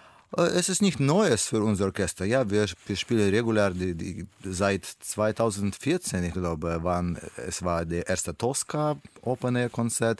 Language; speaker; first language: German; non-native, learner; Russian